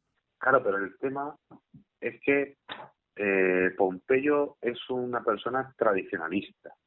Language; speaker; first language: Spanish; native; Spanish